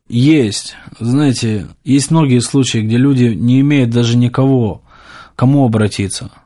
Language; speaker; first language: Russian; native; Russian